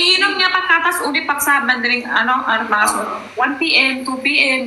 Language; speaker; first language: Filipino; non-native, local second language; Cebuano